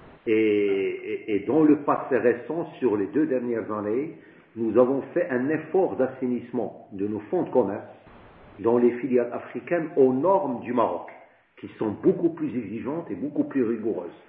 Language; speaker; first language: French; non-native, local second language; Arabic